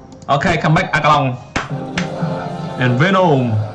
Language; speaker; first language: English; non-native, learner; Vietnamese